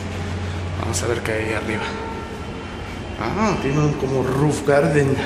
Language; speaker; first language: Spanish; native; Spanish